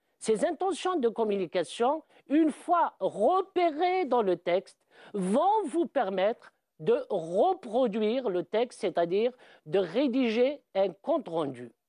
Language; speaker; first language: French; non-native, local second language; Arabic